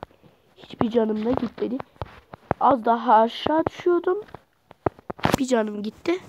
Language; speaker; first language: Turkish; native; Turkish